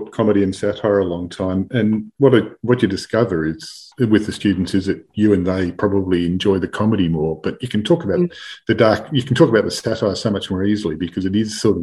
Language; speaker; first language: English; native; English